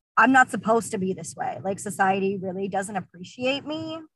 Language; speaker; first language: English; early bilingual, other home language; Russian